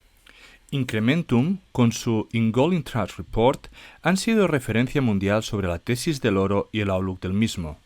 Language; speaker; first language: Spanish; native; Spanish